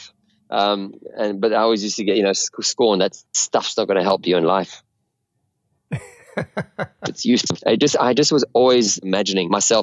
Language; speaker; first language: English; native; English